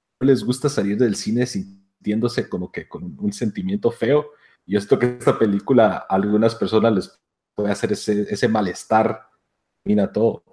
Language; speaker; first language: Spanish; native; Spanish